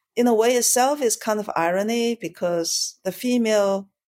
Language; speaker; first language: English; non-native, fluent; Chinese